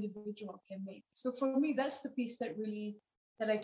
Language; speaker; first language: English; non-native, local second language; Nepali